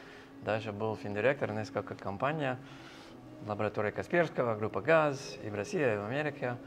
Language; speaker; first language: Russian; non-native, fluent; English